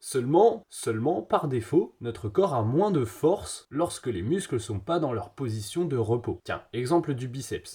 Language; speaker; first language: French; native; French